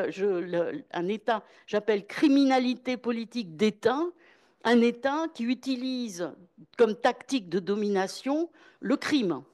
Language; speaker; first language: French; native; French